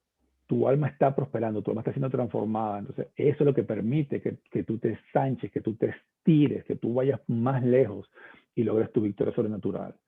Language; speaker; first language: Spanish; native; Spanish